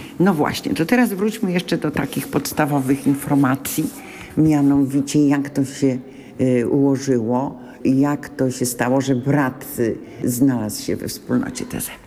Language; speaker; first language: Polish; native; Polish